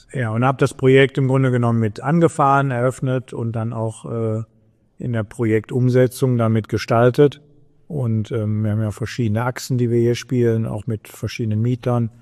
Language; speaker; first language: German; native; German